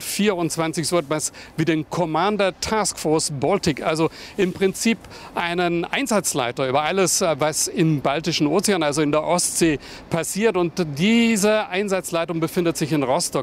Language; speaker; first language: German; native; German